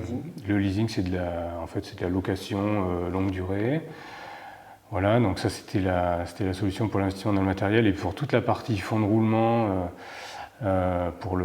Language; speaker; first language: French; native; French